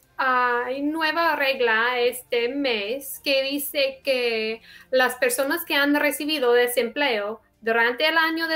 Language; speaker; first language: Spanish; non-native, fluent; English